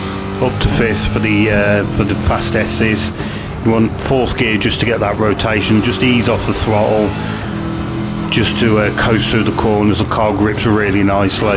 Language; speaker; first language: English; native; English